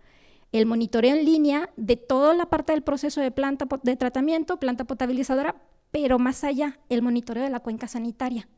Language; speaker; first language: Spanish; native; Spanish